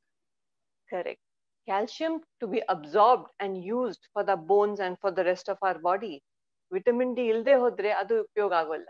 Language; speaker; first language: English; non-native, local second language; Kannada